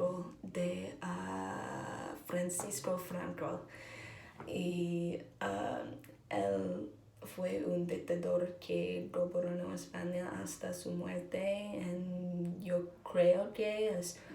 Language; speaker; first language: Spanish; non-native, learner; English